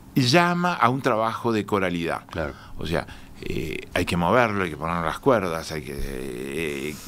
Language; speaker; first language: Spanish; native; Spanish